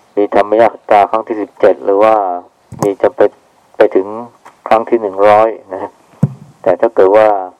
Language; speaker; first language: Thai; native; Thai